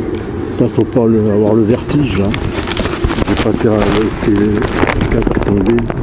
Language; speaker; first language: French; native; French